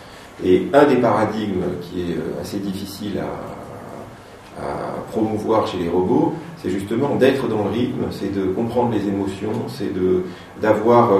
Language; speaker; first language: French; native; French